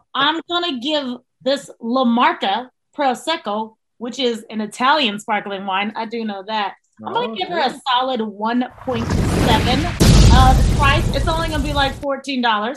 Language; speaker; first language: English; native; English